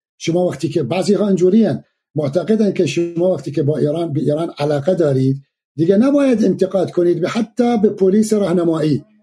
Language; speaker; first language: Persian; non-native, fluent; Arabic